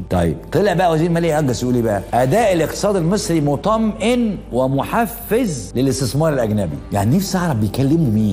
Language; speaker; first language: Arabic; native; Arabic